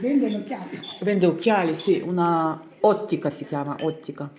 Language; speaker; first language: Italian; non-native, learner; Ukrainian